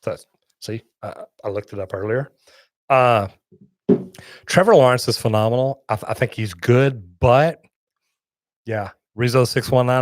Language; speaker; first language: English; native; English